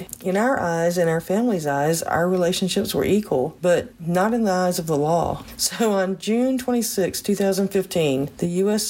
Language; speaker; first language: English; native; English